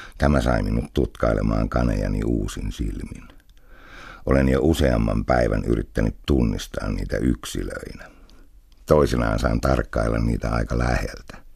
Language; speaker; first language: Finnish; native; Finnish